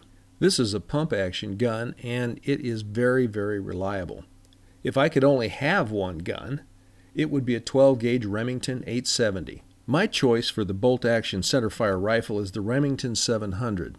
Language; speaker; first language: English; native; English